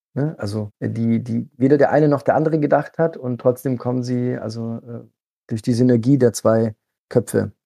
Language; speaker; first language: German; early bilingual, other home language; Italian